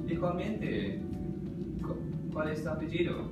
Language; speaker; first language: Spanish; non-native, learner; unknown